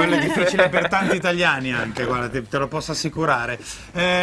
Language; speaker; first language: Italian; native; Italian